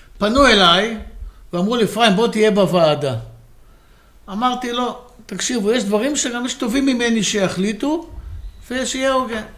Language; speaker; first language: Hebrew; native; Hebrew